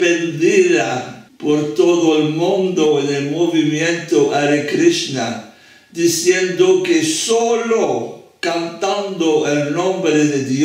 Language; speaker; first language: Spanish; non-native, fluent; French